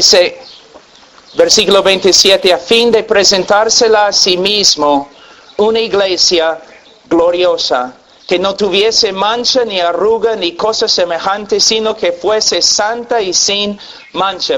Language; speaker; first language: Spanish; non-native, fluent; English